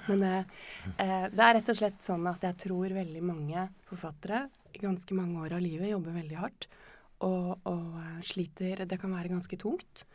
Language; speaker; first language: Norwegian; native; Norwegian